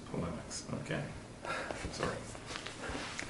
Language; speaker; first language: Hebrew; non-native, learner; English